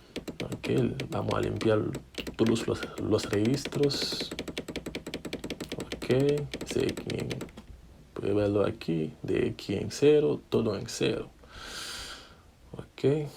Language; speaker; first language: Spanish; non-native, fluent; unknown